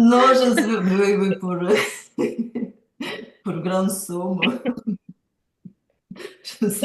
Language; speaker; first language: French; non-native, learner; Ukrainian